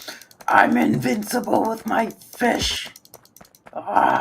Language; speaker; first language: English; native; English